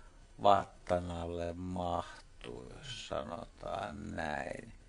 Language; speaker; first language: Finnish; native; Finnish